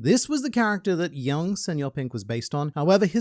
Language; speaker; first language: English; native; English